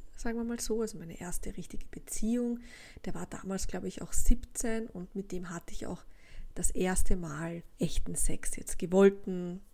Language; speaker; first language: German; native; German